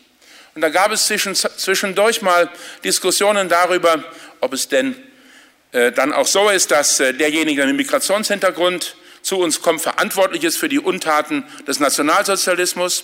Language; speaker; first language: German; native; German